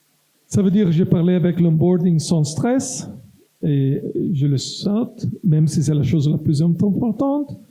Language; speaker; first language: French; non-native, local second language; Italian